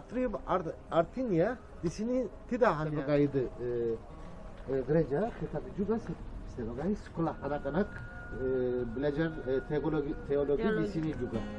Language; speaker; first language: Indonesian; non-native, learner; Turkish